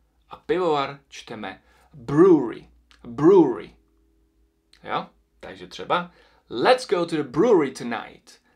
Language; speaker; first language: English; non-native, fluent; Czech